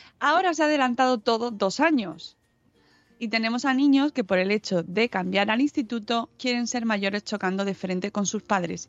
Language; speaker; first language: Spanish; native; Spanish